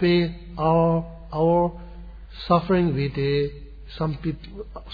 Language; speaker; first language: Russian; non-native, learner; Tibetan